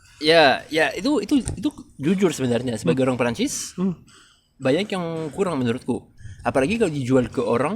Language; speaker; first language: Indonesian; non-native, fluent; French